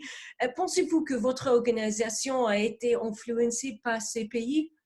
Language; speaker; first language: French; non-native, fluent; English